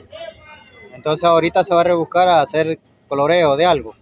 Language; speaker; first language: Spanish; native; Spanish